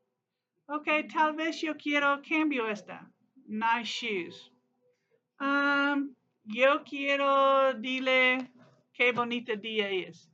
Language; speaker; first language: Spanish; non-native, learner; English